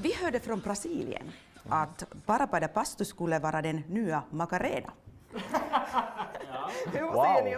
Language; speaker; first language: Swedish; non-native, local second language; Finnish